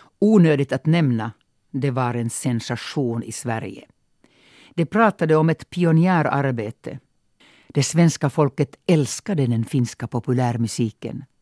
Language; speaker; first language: Swedish; non-native, local second language; Finnish